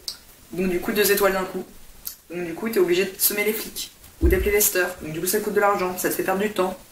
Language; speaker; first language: French; native; French